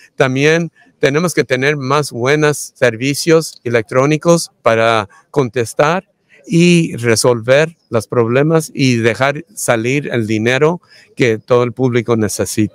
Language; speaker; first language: Spanish; early bilingual, heritage; Spanish